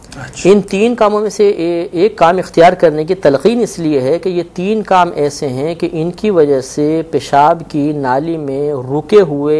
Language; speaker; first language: Urdu; native; Urdu